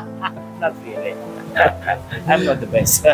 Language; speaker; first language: English; non-native, learner; Indonesian